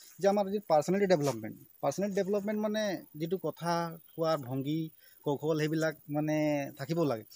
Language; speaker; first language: Assamese; non-native, local second language; Sadri